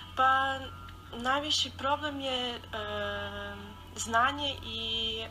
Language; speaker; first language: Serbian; early bilingual, heritage; Serbian